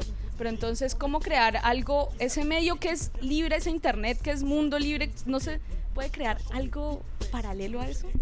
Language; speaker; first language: Spanish; native; Spanish